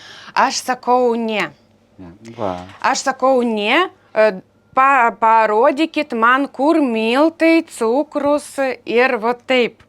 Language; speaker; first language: Lithuanian; non-native, learner; Ukrainian